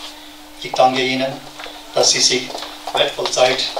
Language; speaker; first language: German; non-native, learner; Tibetan